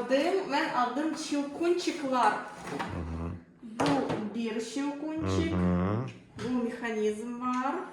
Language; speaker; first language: Turkish; non-native, learner; Russian